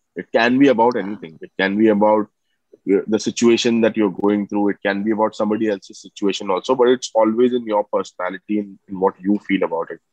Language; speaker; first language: Hindi; non-native, local second language; Marathi